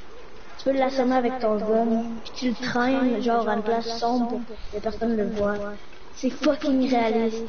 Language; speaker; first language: French; native; French